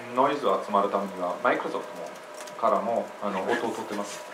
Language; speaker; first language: Japanese; non-native, fluent; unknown